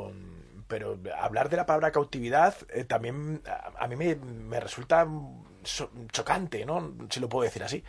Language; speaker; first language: Spanish; native; Spanish